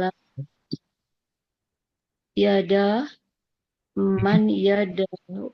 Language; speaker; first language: Arabic; non-native, learner; Indonesian